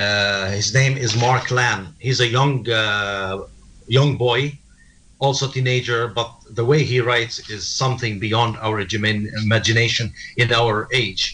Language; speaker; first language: English; non-native, fluent; Arabic